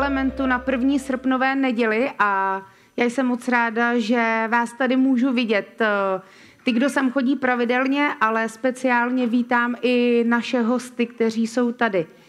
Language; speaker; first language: Czech; native; Czech